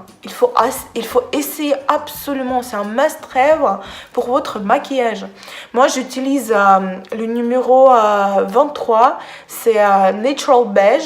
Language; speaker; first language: French; non-native, fluent; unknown